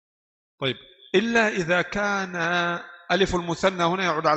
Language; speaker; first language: Arabic; non-native, fluent; Indonesian